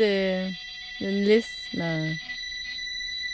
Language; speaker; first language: French; native; French